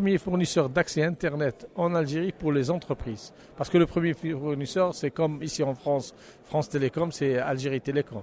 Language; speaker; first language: French; non-native, local second language; Arabic